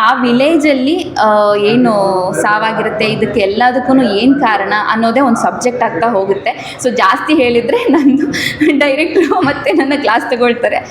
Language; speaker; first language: Kannada; native; Kannada